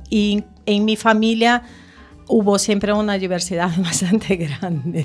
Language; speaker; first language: Spanish; native; Spanish